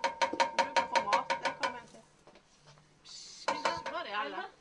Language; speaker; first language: Swedish; non-native, fluent; Hindi